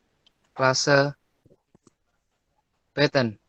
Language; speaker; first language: German; non-native, learner; Indonesian